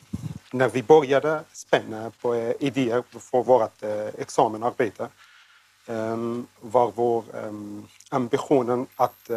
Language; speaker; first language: Swedish; non-native, learner; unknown